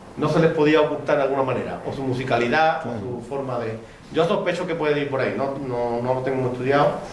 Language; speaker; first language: Spanish; native; Spanish